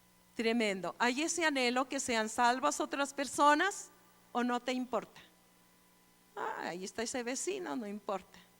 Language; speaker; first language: Spanish; native; Spanish